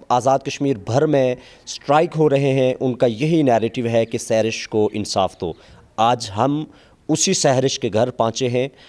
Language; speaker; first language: Urdu; non-native, local second language; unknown